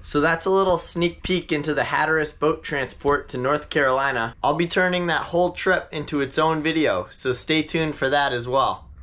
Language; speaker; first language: English; native; English